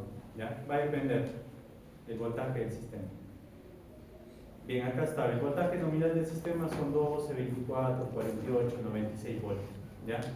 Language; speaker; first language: Spanish; native; Spanish